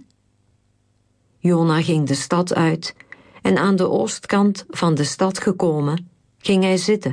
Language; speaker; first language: Dutch; native; Dutch